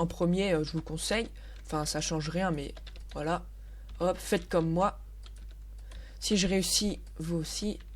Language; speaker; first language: French; native; French